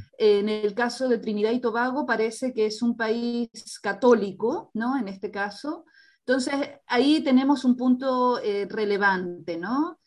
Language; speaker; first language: Spanish; native; Spanish